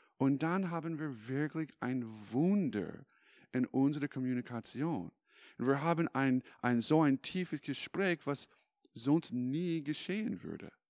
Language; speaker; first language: German; non-native, fluent; English